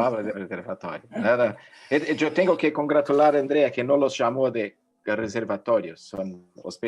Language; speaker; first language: Spanish; non-native, fluent; Portuguese